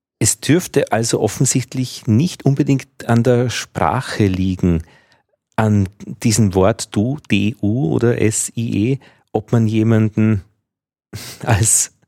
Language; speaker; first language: German; native; German